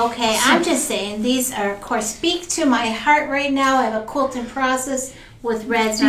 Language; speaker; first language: English; native; English